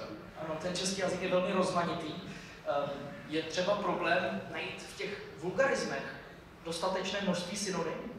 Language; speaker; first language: Czech; native; Czech